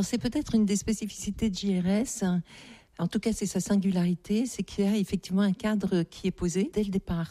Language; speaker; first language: French; native; French